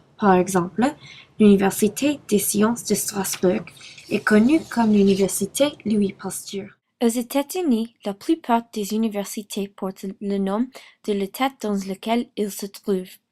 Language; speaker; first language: French; non-native, learner; English